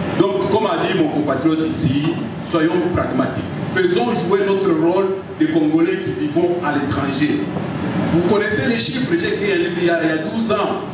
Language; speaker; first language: French; non-native, local second language; Lingala